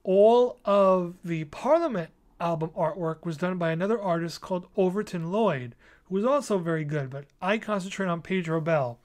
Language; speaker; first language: English; native; English